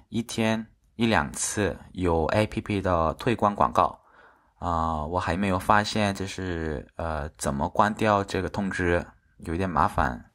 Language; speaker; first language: Chinese; non-native, fluent; Korean